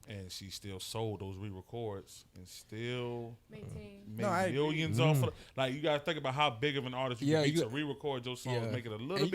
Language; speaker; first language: English; native; English